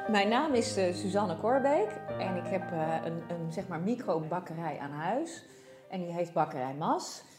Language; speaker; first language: Dutch; native; Dutch